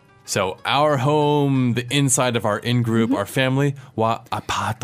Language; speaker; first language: English; native; English